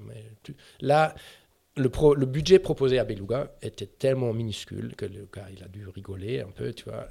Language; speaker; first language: French; non-native, fluent; German